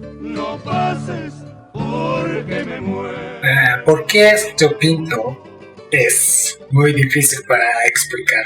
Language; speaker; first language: Spanish; non-native, learner; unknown